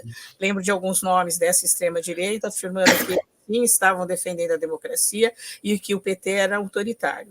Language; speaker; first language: Portuguese; native; Portuguese